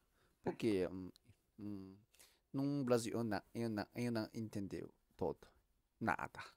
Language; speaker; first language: Portuguese; non-native, learner; Chinese